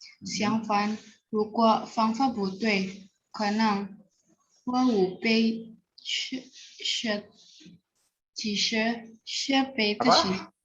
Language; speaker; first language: Chinese; non-native, learner; Indonesian